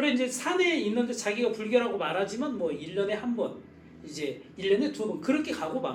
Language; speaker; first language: Korean; native; Korean